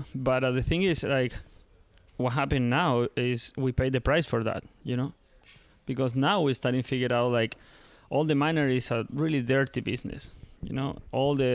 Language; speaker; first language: English; non-native, learner; Spanish